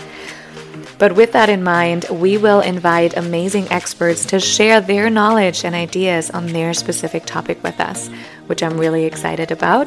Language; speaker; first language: English; non-native, fluent; German